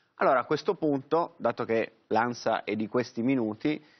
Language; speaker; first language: Italian; native; Italian